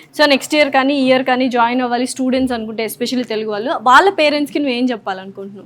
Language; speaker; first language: Telugu; native; Telugu